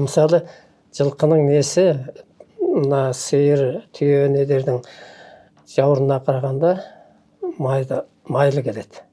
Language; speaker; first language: Kazakh; early bilingual, heritage; Kazakh